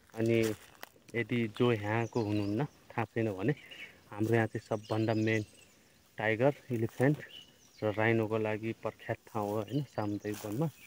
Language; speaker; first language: Nepali; non-native, local second language; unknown